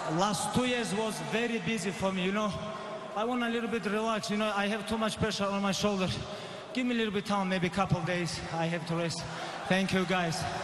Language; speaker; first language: English; non-native, learner; Avaric